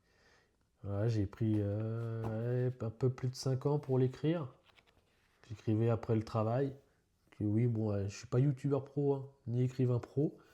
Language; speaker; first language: French; native; French